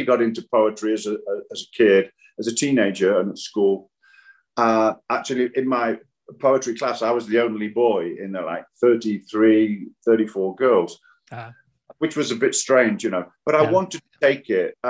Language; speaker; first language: English; native; English